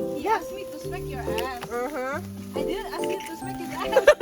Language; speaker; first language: English; non-native, local second language; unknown